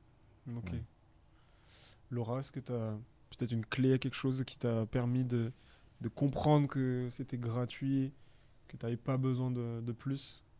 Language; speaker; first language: French; native; French